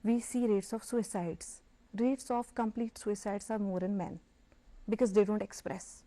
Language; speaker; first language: English; non-native, local second language; Urdu